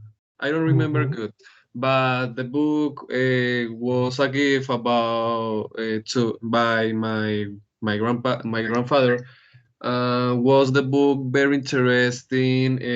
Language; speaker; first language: English; non-native, learner; Spanish